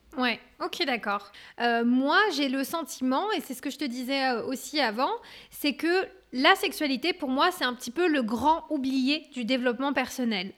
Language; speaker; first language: French; native; French